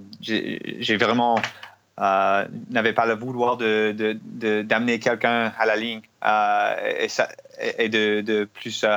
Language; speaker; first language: French; non-native, learner; English